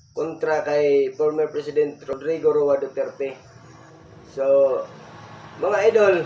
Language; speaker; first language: Filipino; non-native, local second language; Cebuano